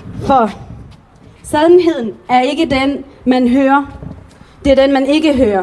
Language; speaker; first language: Danish; early bilingual, other home language; Arabic